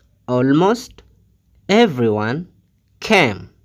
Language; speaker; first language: English; non-native, fluent; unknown